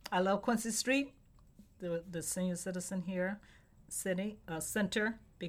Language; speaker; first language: English; native; English